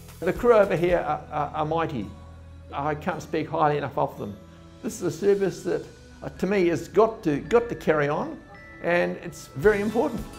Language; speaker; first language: English; native; English